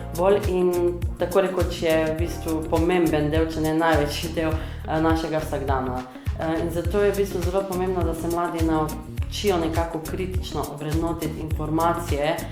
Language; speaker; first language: Slovenian; non-native, local second language; Romany